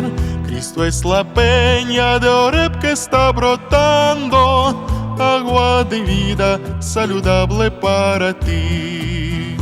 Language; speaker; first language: Spanish; non-native, learner; Russian